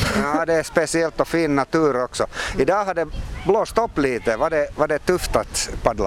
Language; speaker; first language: Swedish; native; Swedish